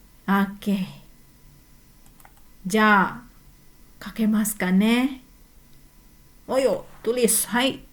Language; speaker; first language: Japanese; non-native, fluent; Indonesian